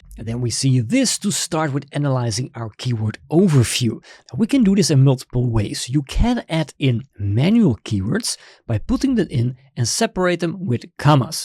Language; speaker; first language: English; non-native, fluent; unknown